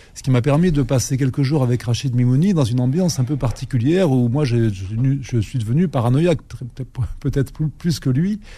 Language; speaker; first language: French; native; French